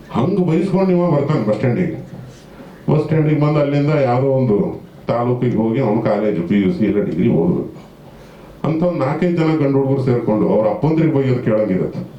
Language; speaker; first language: Kannada; native; Kannada